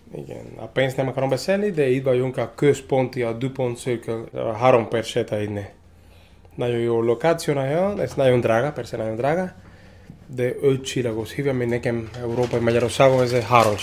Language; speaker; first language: Hungarian; early bilingual, heritage; Hungarian